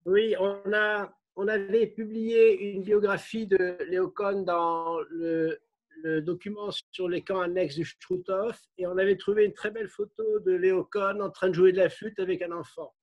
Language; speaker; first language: French; native; French